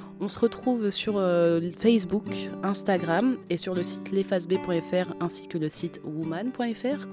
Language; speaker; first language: French; native; French